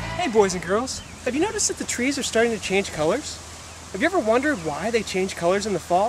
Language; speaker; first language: English; native; English